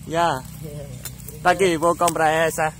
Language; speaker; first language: Portuguese; non-native, learner; Vietnamese